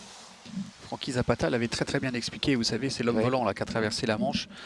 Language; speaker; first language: French; native; French